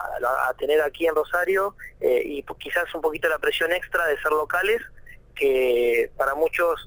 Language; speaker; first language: Spanish; native; Spanish